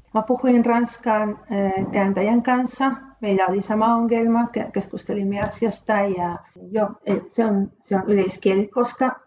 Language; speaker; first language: Finnish; non-native, fluent; Spanish